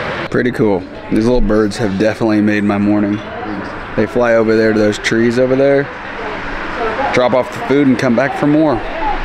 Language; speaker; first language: English; native; English